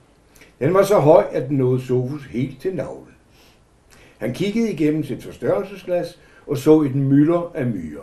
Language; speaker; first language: Danish; native; Danish